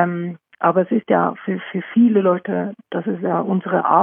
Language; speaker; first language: German; non-native, fluent; Norwegian